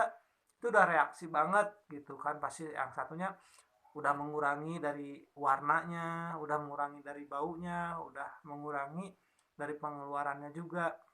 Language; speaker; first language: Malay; non-native, local second language; Sundanese